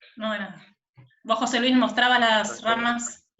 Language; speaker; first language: Spanish; native; Spanish